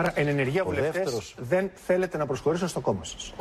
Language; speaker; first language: Greek; native; Greek